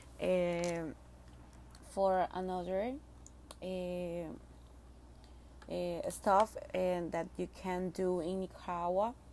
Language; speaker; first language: English; non-native, learner; Spanish